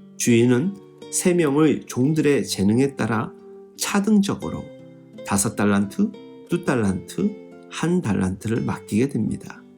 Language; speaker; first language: Korean; native; Korean